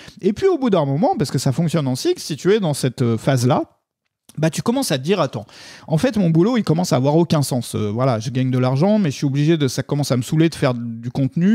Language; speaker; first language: French; native; French